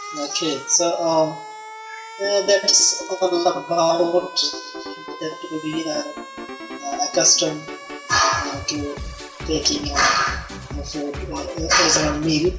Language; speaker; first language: English; non-native, learner; Bangla